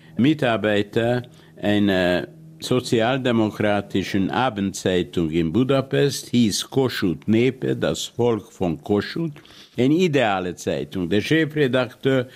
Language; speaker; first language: German; non-native, fluent; Hungarian